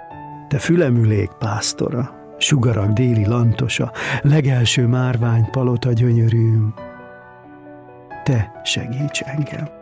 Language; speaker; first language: Hungarian; native; Hungarian